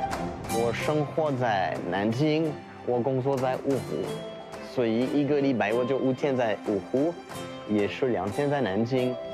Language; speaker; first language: Chinese; non-native, fluent; French